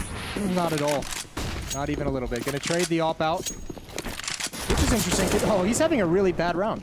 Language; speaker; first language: English; native; English